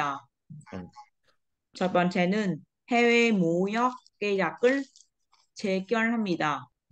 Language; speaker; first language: Korean; non-native, learner; Vietnamese